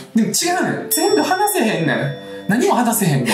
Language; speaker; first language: Japanese; early bilingual, other home language; Russian